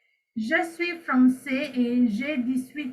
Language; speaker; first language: French; non-native, learner; Sinhala